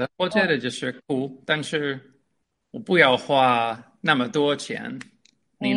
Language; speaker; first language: Chinese; non-native, fluent; English